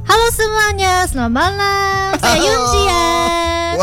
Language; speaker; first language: Indonesian; non-native, learner; Korean